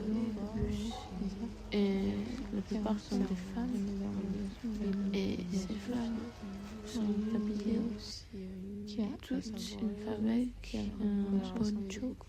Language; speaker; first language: French; non-native, fluent; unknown